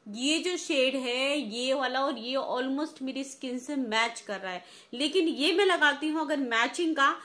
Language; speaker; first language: Hindi; native; Hindi